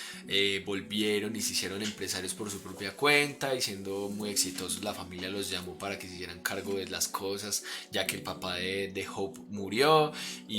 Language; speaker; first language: Spanish; native; Spanish